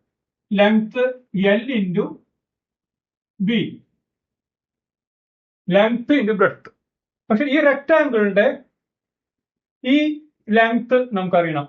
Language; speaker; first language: Malayalam; native; Malayalam